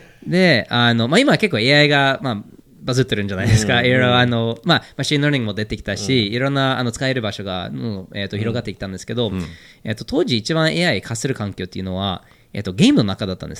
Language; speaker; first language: Japanese; non-native, fluent; English